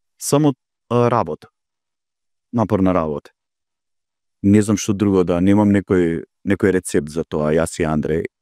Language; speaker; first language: Macedonian; native; Macedonian